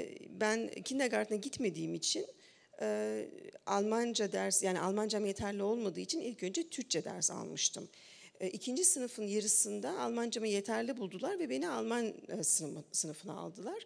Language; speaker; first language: Turkish; early bilingual, heritage; Turkish